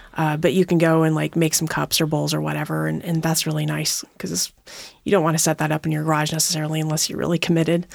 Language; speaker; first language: English; native; English